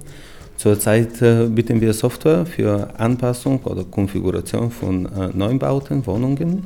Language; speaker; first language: German; non-native, fluent; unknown